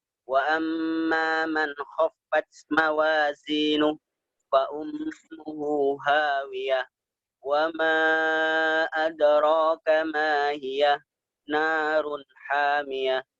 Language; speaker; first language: Arabic; non-native, learner; Indonesian